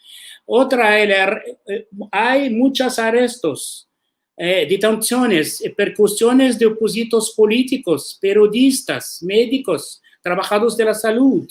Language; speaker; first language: Spanish; non-native, learner; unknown